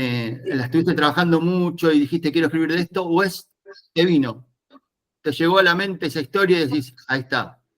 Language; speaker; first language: Spanish; native; Spanish